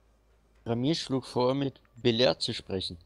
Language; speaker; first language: German; native; German